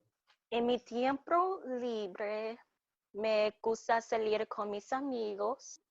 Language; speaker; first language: Spanish; non-native, learner; English